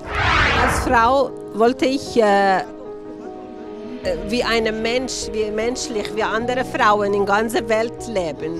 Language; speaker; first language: German; non-native, learner; Persian